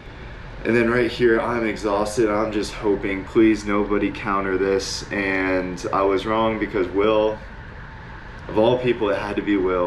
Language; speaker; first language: English; native; English